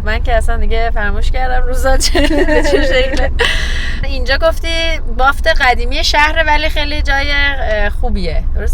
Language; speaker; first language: Persian; native; Persian